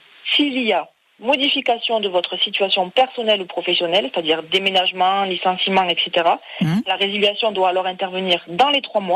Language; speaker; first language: French; native; French